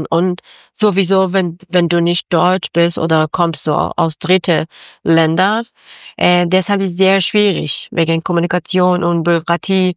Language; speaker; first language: German; non-native, learner; Persian